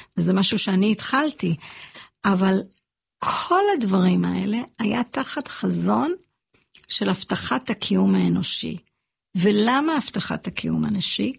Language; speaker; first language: Hebrew; early bilingual, other home language; English